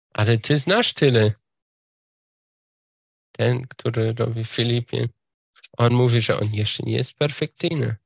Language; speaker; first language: Polish; non-native, fluent; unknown